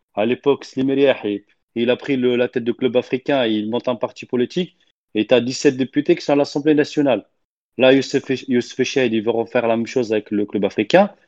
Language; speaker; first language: French; non-native, local second language; Arabic